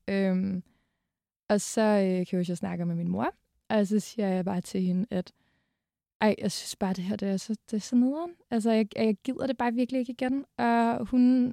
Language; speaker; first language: Danish; native; Danish